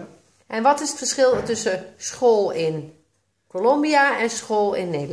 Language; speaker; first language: Dutch; native; Dutch